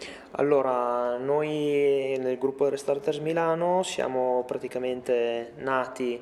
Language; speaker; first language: Italian; native; Italian